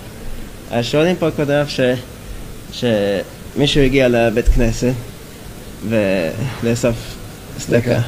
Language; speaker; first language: Hebrew; non-native, fluent; English